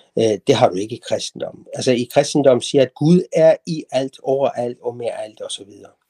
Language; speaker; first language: Danish; non-native, fluent; Persian